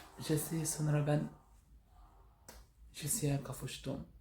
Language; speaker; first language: Turkish; non-native, learner; Arabic